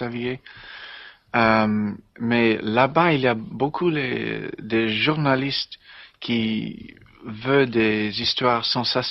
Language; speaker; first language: French; non-native, learner; English